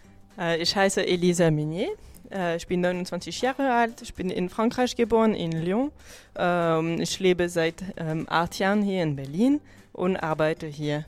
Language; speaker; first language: German; non-native, fluent; French